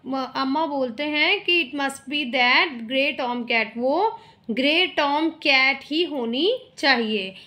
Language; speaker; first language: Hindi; native; Hindi